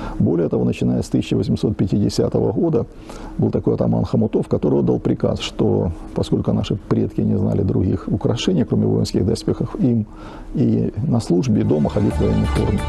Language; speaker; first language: Russian; native; Russian